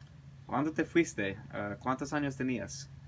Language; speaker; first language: Spanish; early bilingual, heritage; English